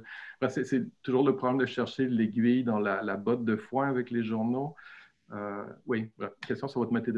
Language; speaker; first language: French; native; French